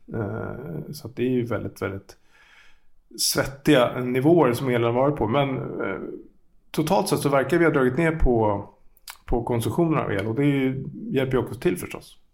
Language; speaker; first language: Swedish; native; Swedish